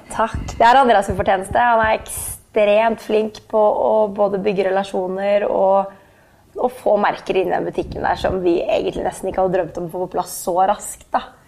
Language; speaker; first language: Norwegian; native; Norwegian